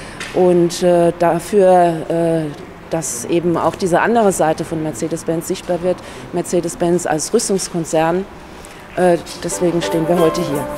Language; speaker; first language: German; native; German